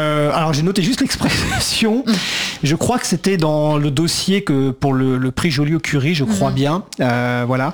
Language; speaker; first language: French; native; French